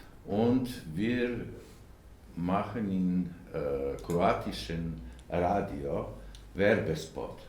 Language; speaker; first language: German; non-native, learner; Slovenian